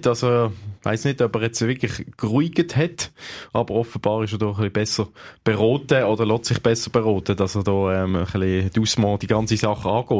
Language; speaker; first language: German; native; German